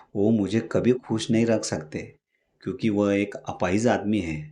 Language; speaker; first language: Hindi; non-native, local second language; Marathi